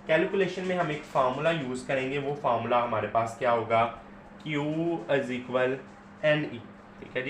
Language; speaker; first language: Hindi; non-native, local second language; Punjabi